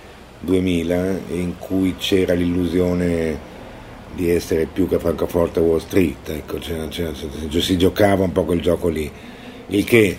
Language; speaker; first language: Italian; native; Italian